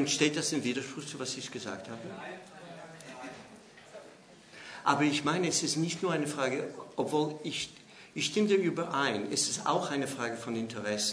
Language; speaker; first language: German; non-native, fluent; English